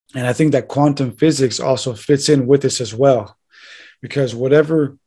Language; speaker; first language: English; native; English